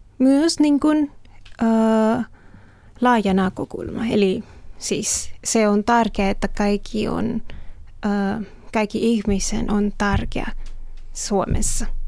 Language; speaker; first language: Finnish; non-native, learner; Spanish